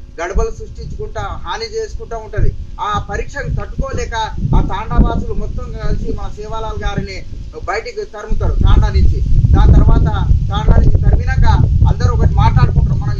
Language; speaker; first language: Telugu; non-native, local second language; Lambadi